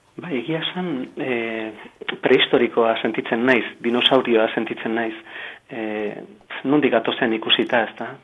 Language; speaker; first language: Basque; native; Basque